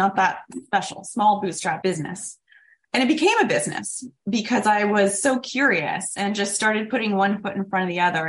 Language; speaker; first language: English; native; English